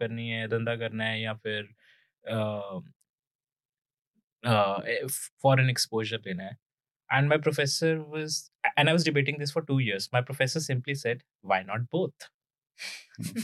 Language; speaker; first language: English; non-native, local second language; Punjabi